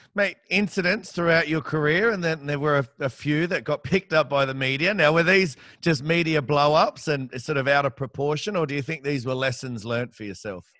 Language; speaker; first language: English; native; English